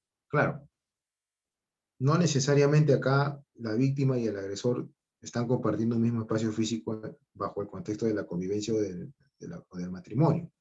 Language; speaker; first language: Spanish; native; Spanish